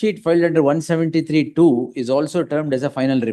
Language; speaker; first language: English; non-native, local second language; Kannada